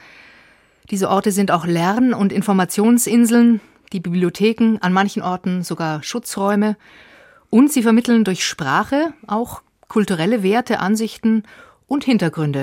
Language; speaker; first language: German; native; German